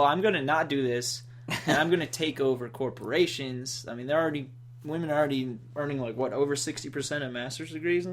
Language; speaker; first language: English; native; English